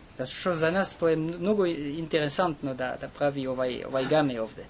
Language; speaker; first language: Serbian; non-native, learner; French